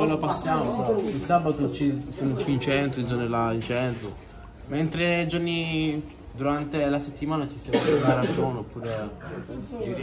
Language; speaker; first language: Italian; non-native, fluent; Arabic